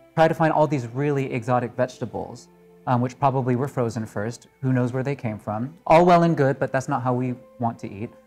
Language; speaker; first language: English; native; English